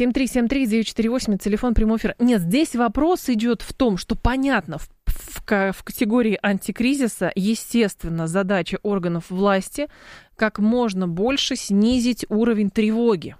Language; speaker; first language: Russian; native; Russian